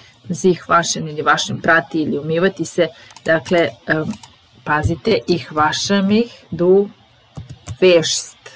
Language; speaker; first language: German; non-native, fluent; Serbian